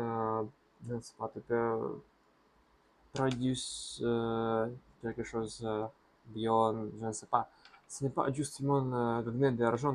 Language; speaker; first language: French; non-native, learner; Russian